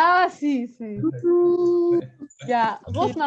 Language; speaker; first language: Spanish; non-native, fluent; German